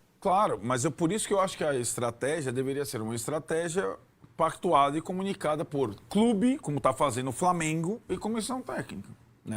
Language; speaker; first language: Portuguese; native; Portuguese